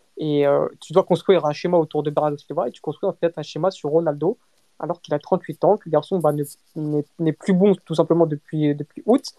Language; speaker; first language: French; early bilingual, other home language; Portuguese